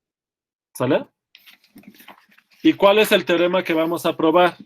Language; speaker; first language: Spanish; native; Spanish